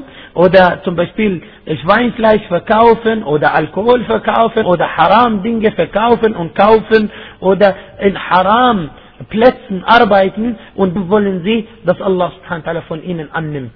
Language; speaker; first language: German; non-native, fluent; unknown